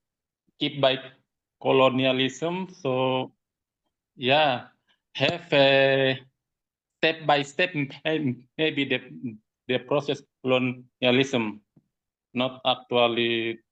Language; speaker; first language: English; non-native, learner; Indonesian